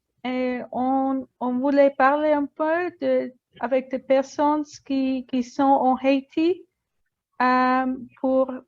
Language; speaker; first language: French; non-native, learner; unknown